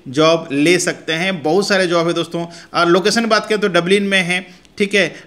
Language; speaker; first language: Hindi; native; Hindi